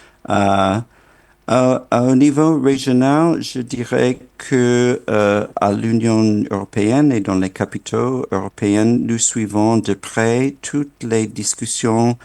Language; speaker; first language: French; non-native, fluent; English